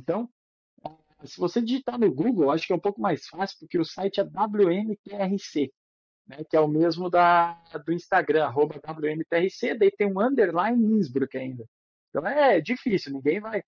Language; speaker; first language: Portuguese; native; Portuguese